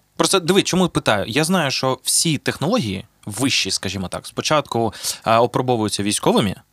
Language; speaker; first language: Ukrainian; native; Ukrainian